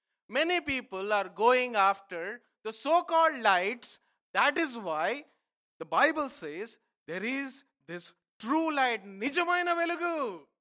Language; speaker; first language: English; non-native, local second language; Telugu